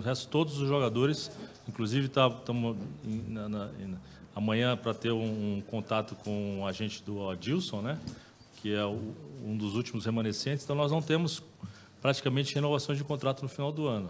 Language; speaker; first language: Portuguese; native; Portuguese